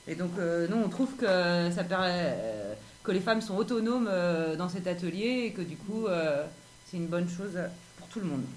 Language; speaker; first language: French; native; French